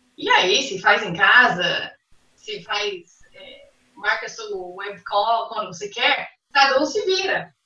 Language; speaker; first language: Portuguese; non-native, fluent; English